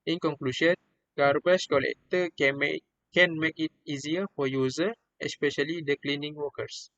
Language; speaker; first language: English; non-native, local second language; Malay